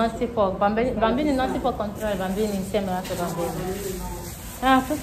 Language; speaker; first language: Italian; non-native, learner; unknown